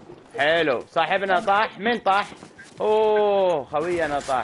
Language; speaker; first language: Arabic; native; Arabic